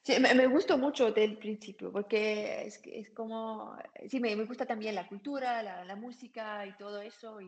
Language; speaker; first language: Spanish; non-native, learner; German